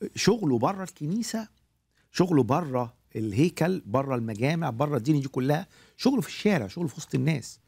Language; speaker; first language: Arabic; native; Arabic